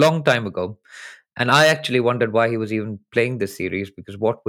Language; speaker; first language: English; non-native, local second language; Hindi